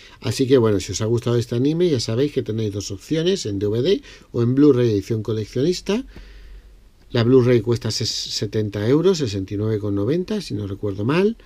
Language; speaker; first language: Spanish; native; Spanish